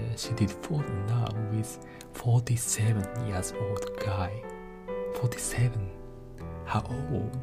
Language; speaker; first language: English; non-native, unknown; Japanese